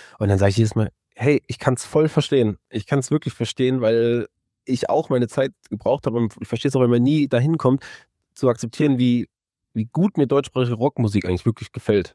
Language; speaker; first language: German; native; German